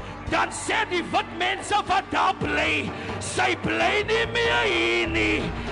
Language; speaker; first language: Afrikaans; native; Afrikaans